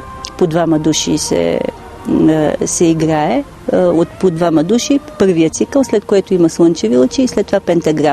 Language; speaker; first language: Bulgarian; native; Bulgarian